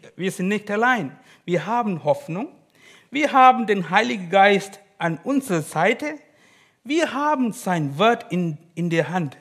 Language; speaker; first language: German; non-native, learner; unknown